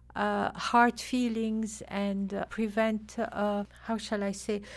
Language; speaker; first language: English; non-native, fluent; Arabic